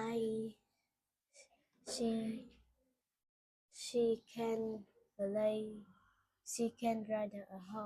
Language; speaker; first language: English; non-native, learner; Vietnamese